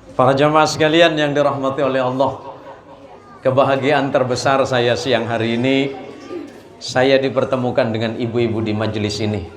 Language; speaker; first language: Indonesian; non-native, local second language; Madurese